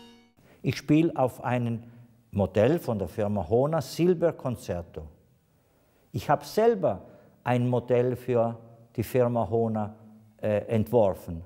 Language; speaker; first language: German; non-native, fluent; Italian